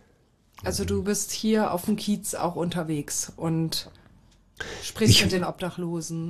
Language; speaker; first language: German; native; German